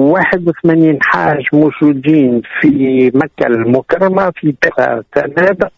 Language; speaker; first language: Arabic; native; Arabic